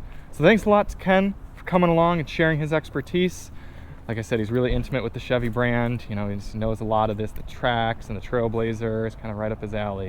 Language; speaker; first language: English; native; English